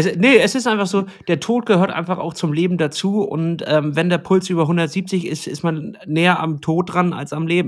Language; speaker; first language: German; native; German